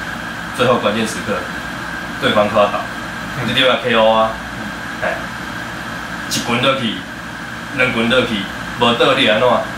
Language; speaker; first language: Chinese; native; Chinese